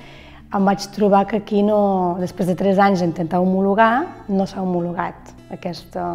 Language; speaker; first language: Catalan; non-native, learner; Lithuanian